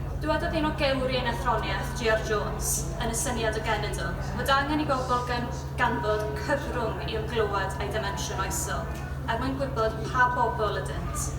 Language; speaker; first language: Welsh; native; Welsh